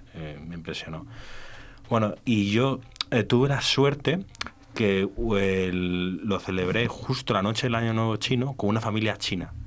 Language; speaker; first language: Spanish; native; Spanish